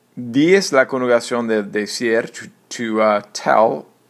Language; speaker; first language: Spanish; non-native, fluent; English